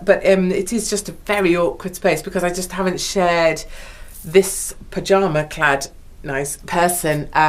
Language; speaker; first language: English; native; English